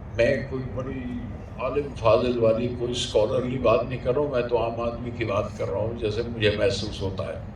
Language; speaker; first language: Urdu; non-native, local second language; Punjabi